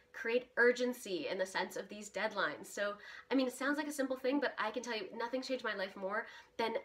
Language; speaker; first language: English; early bilingual, other home language; Russian